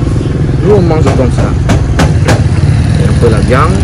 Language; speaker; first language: French; non-native, fluent; Khmer